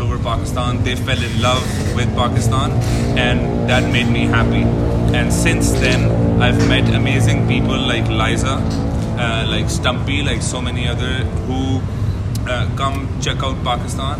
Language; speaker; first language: English; non-native, local second language; Urdu